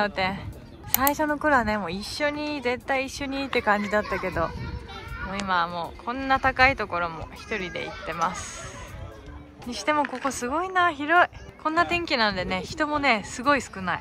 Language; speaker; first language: Japanese; native; Japanese